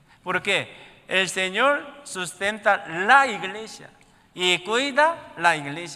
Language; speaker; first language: Spanish; non-native, learner; Korean